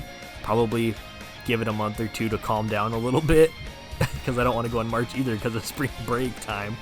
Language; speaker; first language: English; native; English